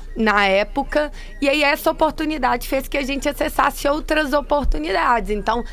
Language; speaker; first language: Portuguese; native; Portuguese